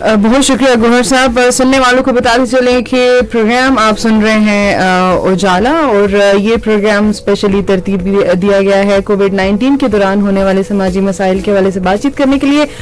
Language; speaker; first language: Urdu; non-native, local second language; Pashto